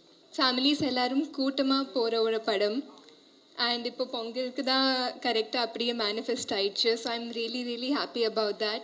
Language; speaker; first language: Tamil; non-native, fluent; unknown